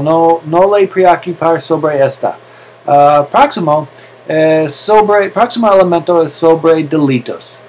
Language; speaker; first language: Spanish; non-native, learner; English